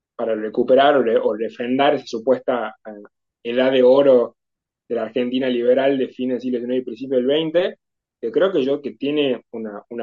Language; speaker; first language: Spanish; native; Spanish